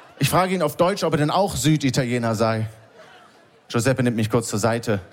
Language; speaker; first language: German; native; German